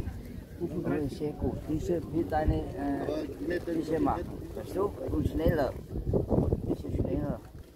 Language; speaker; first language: German; non-native, learner; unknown